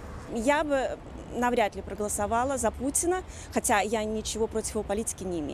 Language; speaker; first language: Russian; early bilingual, heritage; Russian